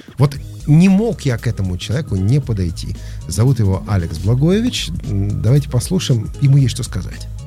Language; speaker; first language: Russian; native; Russian